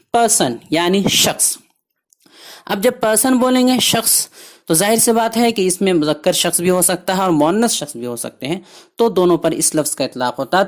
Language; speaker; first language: Urdu; native; Urdu